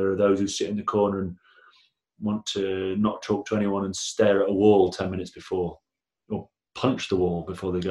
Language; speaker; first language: English; native; English